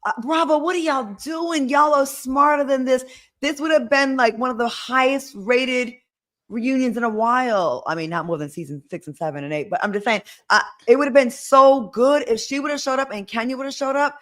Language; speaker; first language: English; native; English